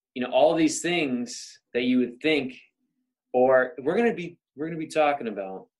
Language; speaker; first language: English; native; English